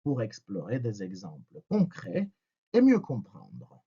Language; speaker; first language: French; non-native, fluent; Spanish